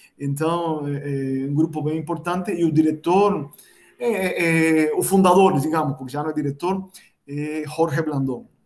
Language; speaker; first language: Portuguese; non-native, fluent; Spanish